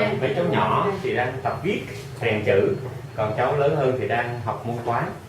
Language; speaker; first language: Vietnamese; native; Vietnamese